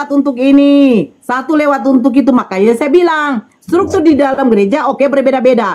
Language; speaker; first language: Indonesian; native; Indonesian